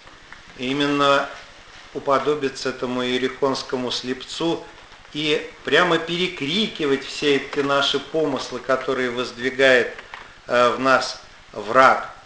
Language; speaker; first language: Russian; native; Russian